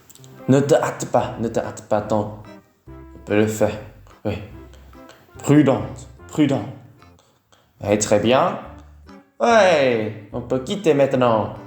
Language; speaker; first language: French; non-native, learner; Vietnamese